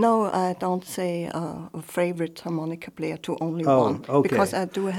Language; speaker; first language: English; non-native, fluent; German